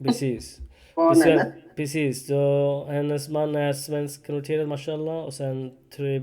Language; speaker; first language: Swedish; non-native, learner; Urdu